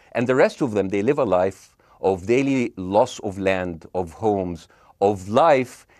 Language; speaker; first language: English; non-native, fluent; Arabic